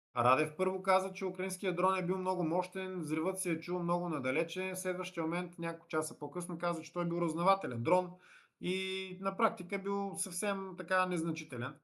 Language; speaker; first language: Bulgarian; native; Bulgarian